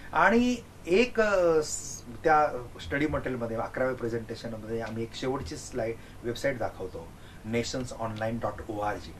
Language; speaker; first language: Marathi; non-native, local second language; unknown